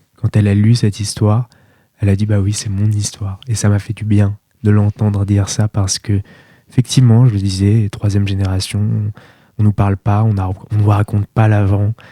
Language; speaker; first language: French; native; French